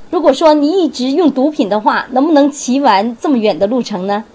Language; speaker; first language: Chinese; native; Chinese